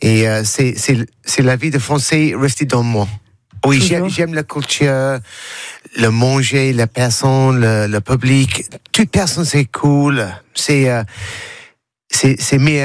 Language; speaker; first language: French; non-native, learner; English